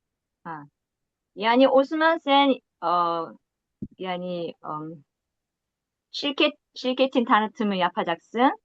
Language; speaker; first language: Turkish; non-native, learner; Korean